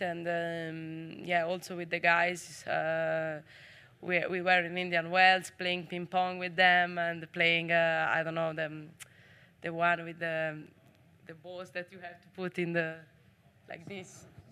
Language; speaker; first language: English; non-native, fluent; Italian